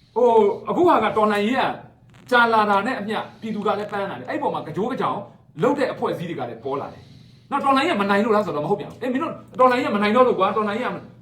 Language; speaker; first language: Burmese; non-native, local second language; Shwe Palaung